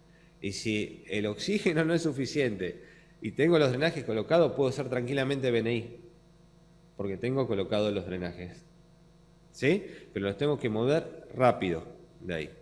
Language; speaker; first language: Spanish; native; Spanish